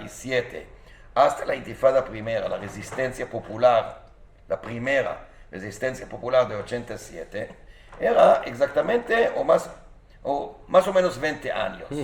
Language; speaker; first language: Spanish; non-native, fluent; Hebrew